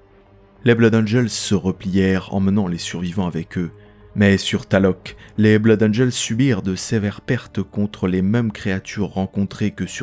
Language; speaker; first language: French; native; French